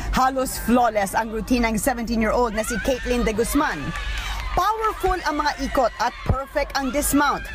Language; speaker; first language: Filipino; native; Filipino